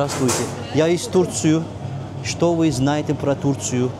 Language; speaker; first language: Russian; non-native, learner; Turkish